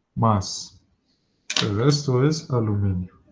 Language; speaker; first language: Spanish; native; Spanish